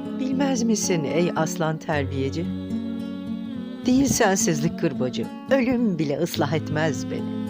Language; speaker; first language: Turkish; native; Turkish